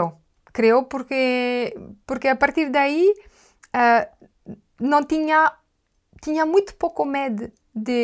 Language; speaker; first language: Spanish; non-native, learner; French